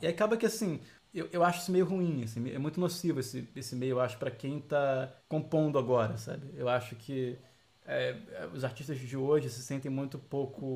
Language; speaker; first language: Portuguese; native; Portuguese